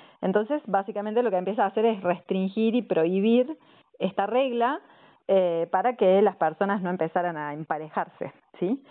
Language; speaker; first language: Spanish; native; Spanish